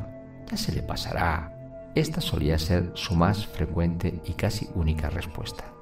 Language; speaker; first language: Spanish; native; Spanish